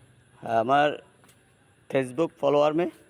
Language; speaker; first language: Hindi; non-native, learner; Bangla